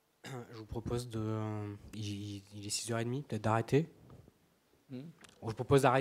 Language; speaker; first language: French; native; French